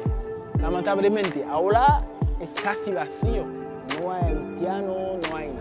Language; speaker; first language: Spanish; non-native, learner; Haitian Creole